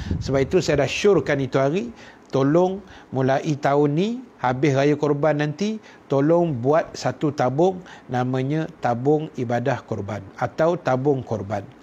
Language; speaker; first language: Malay; native; Malay